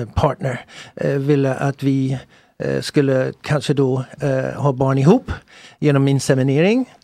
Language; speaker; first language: Swedish; early bilingual, other home language; English